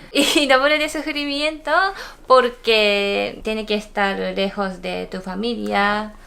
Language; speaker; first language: Spanish; non-native, fluent; Japanese